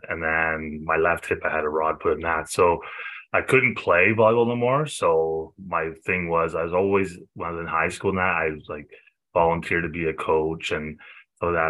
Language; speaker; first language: English; native; English